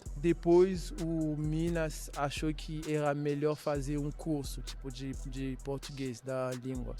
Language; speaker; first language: Portuguese; non-native, learner; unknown